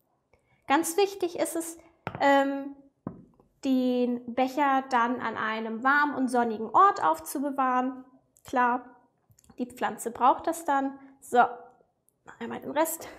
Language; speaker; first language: German; native; German